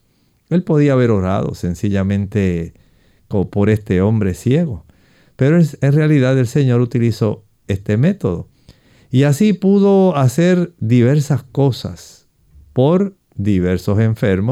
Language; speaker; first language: Spanish; native; Spanish